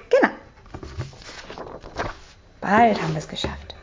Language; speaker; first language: German; native; German